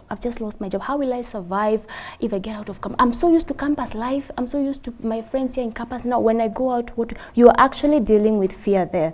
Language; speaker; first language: English; non-native, local second language; Kikuyu